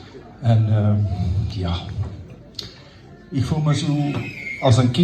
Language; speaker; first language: Dutch; early bilingual, other home language; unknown